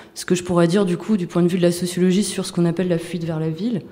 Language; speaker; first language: French; native; French